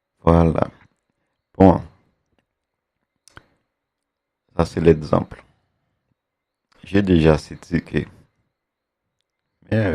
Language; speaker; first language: French; native; French